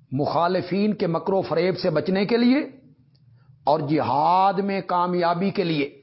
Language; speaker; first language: Urdu; non-native, local second language; Punjabi